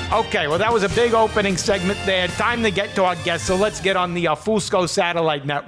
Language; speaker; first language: English; native; English